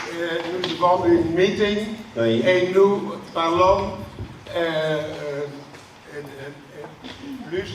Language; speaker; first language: French; non-native, learner; Dutch